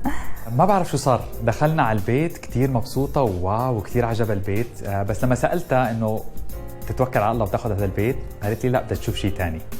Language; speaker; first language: Arabic; native; Arabic